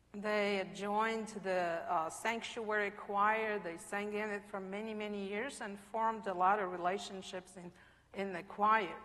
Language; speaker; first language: English; non-native, fluent; Polish